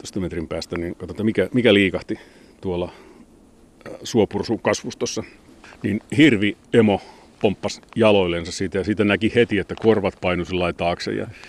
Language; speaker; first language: Finnish; native; Finnish